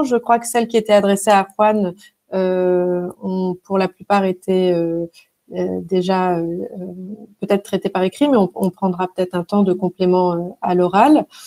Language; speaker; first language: French; native; French